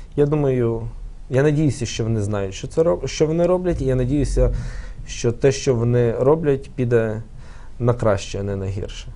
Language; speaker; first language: Ukrainian; native; Ukrainian